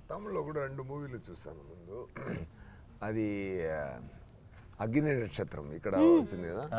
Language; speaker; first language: Telugu; non-native, learner; Tamil